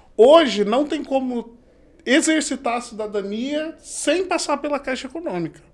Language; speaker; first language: Portuguese; native; Portuguese